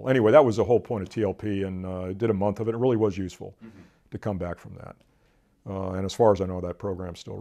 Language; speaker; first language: English; native; English